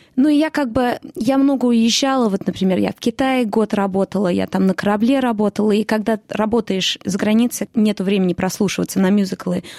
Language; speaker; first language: Russian; early bilingual, heritage; Russian